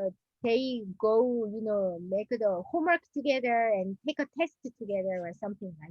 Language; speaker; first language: English; non-native, learner; Korean